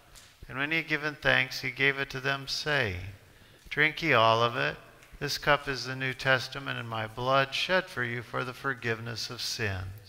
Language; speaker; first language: English; native; English